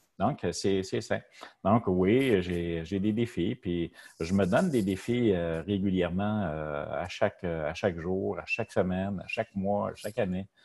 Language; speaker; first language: French; native; French